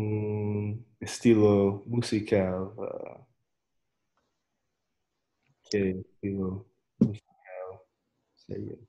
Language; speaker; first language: Spanish; non-native, learner; English